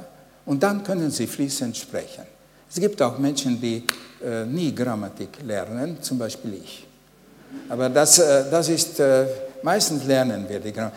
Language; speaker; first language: German; non-native, fluent; Hungarian